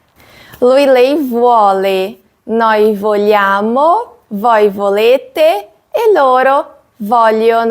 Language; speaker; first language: Italian; non-native, fluent; Portuguese